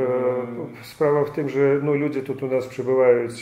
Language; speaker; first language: Polish; non-native, fluent; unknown